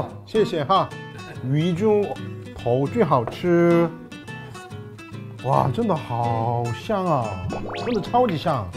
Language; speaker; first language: Chinese; non-native, fluent; Korean